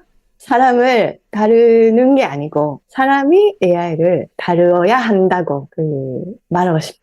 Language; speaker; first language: Korean; non-native, fluent; Japanese